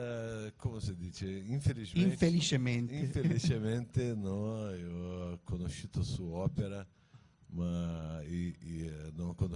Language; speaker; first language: Italian; non-native, learner; Portuguese